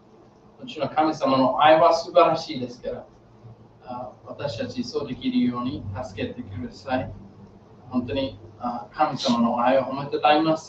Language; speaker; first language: Japanese; non-native, learner; English